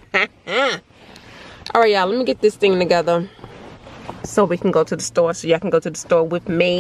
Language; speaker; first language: English; native; English